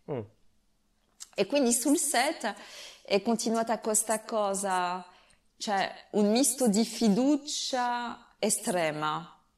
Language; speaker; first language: Italian; non-native, fluent; French